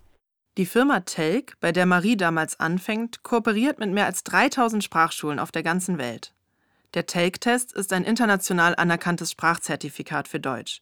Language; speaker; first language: German; native; German